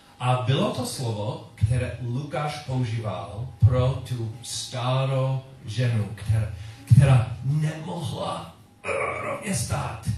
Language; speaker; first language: Czech; non-native, learner; English